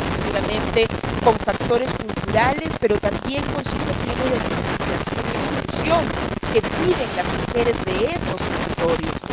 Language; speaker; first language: Spanish; native; Spanish